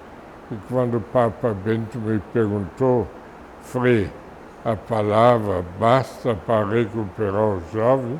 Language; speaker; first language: Portuguese; non-native, fluent; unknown